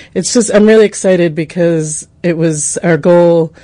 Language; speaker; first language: English; native; English